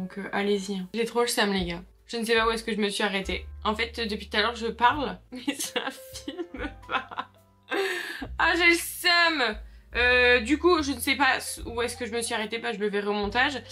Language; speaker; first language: French; native; French